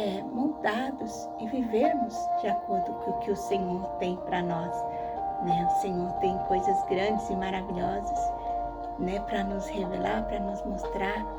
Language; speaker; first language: Portuguese; native; Portuguese